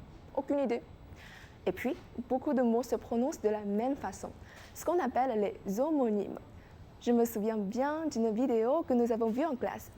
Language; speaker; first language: French; non-native, fluent; Chinese